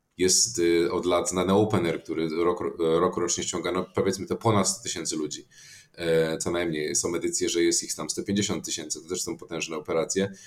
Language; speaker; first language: Polish; native; Polish